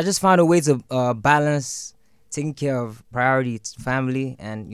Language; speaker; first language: English; non-native, local second language; Yoruba